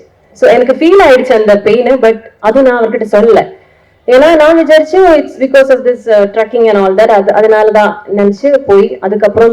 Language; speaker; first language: Tamil; non-native, learner; Malayalam